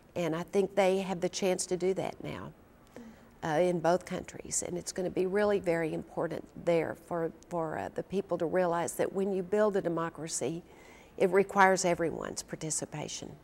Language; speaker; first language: English; native; English